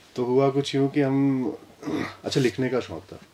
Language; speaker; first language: Hindi; native; Hindi